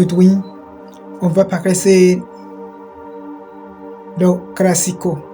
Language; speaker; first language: French; non-native, local second language; Kinyarwanda